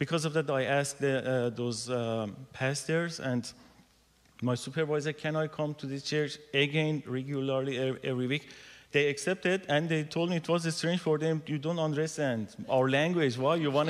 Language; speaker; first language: English; non-native, learner; Persian